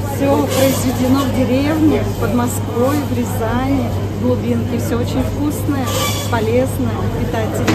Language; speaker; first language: Russian; native; Russian